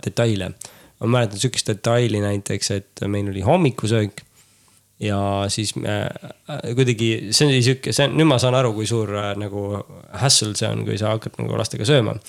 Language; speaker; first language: Estonian; native; Estonian